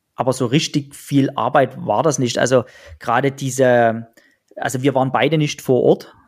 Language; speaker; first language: German; native; German